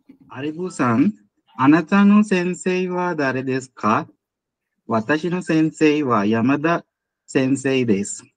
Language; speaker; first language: Japanese; non-native, learner; Sinhala